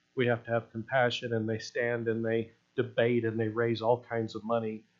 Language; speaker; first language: English; native; English